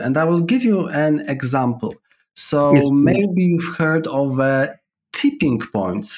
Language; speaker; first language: English; non-native, fluent; Polish